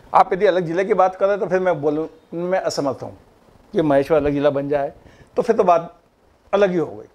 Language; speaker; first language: Hindi; native; Hindi